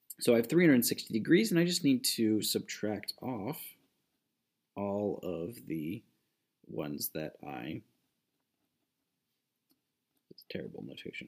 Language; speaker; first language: English; native; English